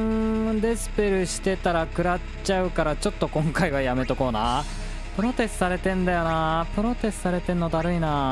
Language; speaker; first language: Japanese; native; Japanese